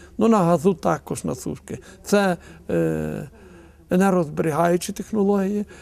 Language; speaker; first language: Ukrainian; native; Ukrainian